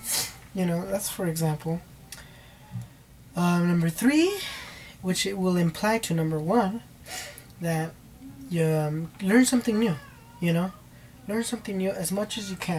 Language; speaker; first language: English; early bilingual, other home language; Spanish